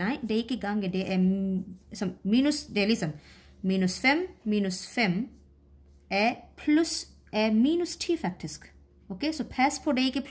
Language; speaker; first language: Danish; non-native, fluent; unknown